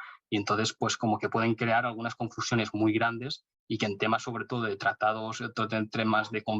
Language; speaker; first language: Spanish; native; Spanish